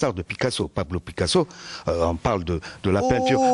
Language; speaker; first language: French; non-native, local second language; Arabic